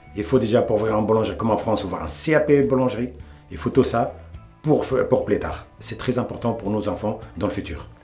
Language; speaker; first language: French; non-native, local second language; Arabic